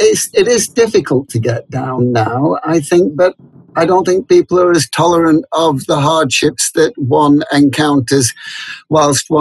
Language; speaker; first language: English; native; English